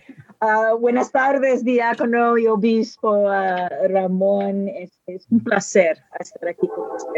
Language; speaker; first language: Spanish; non-native, learner; English